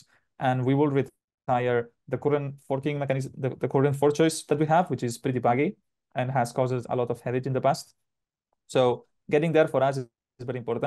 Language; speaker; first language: English; non-native, fluent; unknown